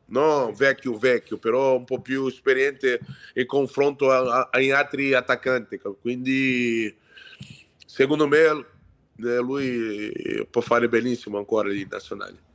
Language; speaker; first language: Italian; non-native, fluent; Portuguese